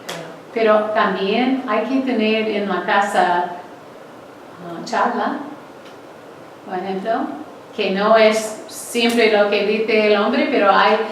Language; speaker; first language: Spanish; non-native, fluent; English